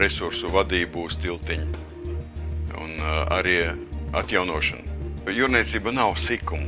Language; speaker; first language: Latvian; non-native, local second language; Russian